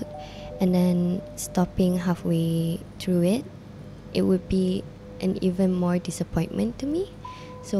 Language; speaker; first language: English; non-native, local second language; Malay